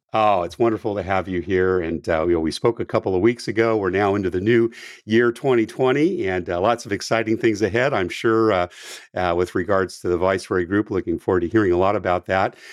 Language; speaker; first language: English; native; English